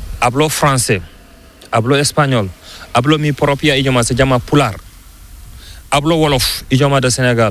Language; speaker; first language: Spanish; non-native, learner; Fula